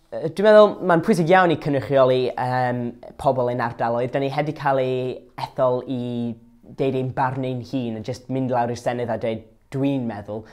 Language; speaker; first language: Welsh; non-native, local second language; English